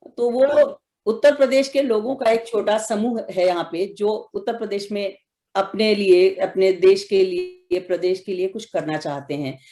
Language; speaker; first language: Hindi; native; Hindi